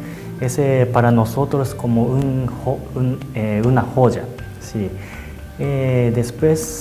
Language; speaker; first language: Spanish; non-native, learner; Japanese